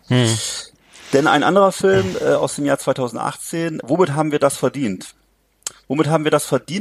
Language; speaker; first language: German; native; German